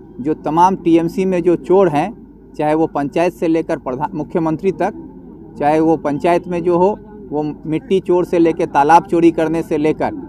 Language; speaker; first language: Hindi; non-native, local second language; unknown